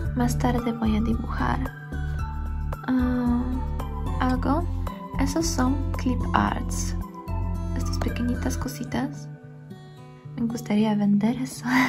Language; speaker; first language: Spanish; non-native, learner; Polish